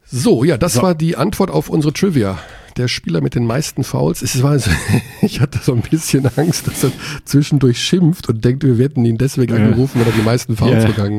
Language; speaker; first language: German; native; German